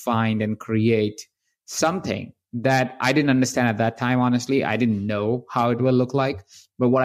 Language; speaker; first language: English; non-native, local second language; Hindi